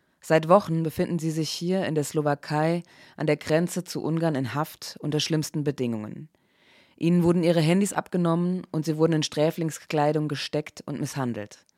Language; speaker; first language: German; native; German